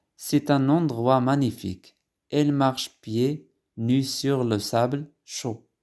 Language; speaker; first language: French; non-native, local second language; Arabic